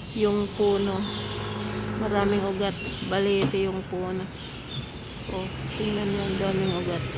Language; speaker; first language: Filipino; non-native, local second language; Iloko